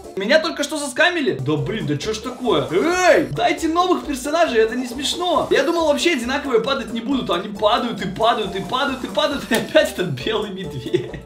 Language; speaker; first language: Russian; native; Russian